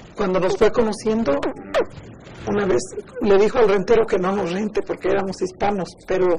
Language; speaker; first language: Spanish; native; Spanish